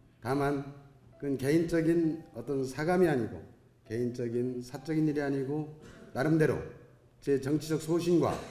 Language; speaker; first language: Korean; native; Korean